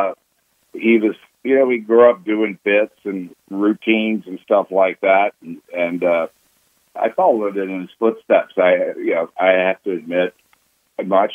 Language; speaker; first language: English; native; English